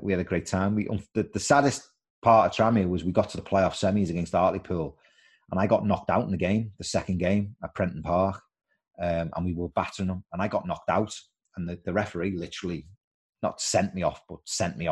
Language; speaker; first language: English; native; English